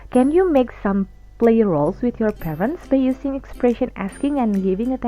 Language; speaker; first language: English; non-native, fluent; Indonesian